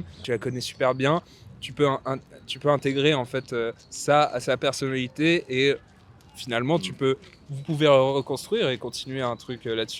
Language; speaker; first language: French; native; French